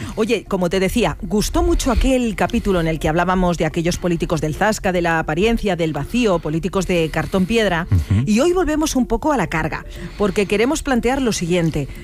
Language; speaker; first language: Spanish; native; Spanish